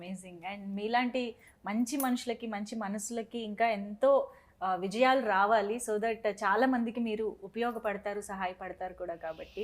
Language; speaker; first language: Telugu; native; Telugu